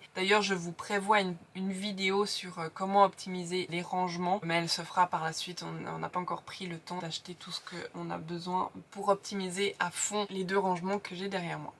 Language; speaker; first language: French; native; French